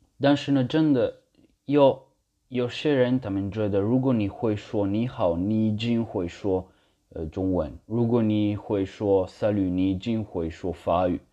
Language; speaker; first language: Chinese; non-native, learner; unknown